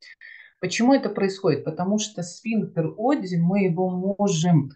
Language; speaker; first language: Russian; native; Russian